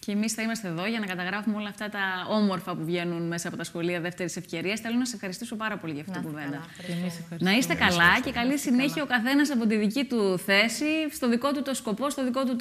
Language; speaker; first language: Greek; native; Greek